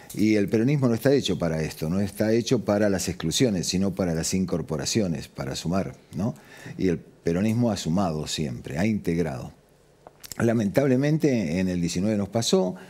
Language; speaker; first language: Spanish; native; Spanish